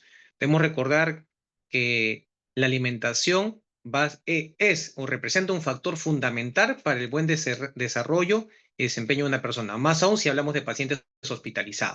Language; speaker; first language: Spanish; native; Spanish